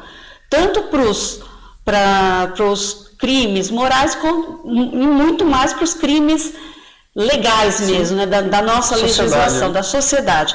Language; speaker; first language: Portuguese; native; Portuguese